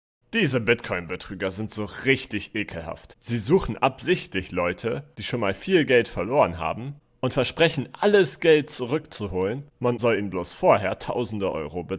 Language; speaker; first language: German; native; German